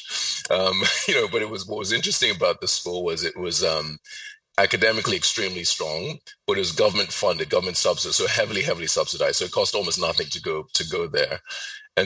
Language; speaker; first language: English; non-native, local second language; Yoruba